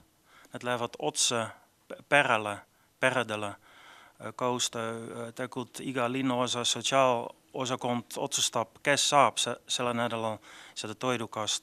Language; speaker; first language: Estonian; non-native, local second language; Russian